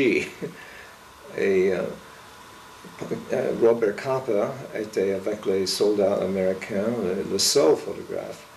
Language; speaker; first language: French; non-native, fluent; English